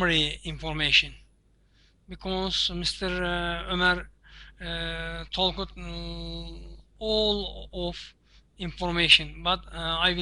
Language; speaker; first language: English; non-native, learner; Turkish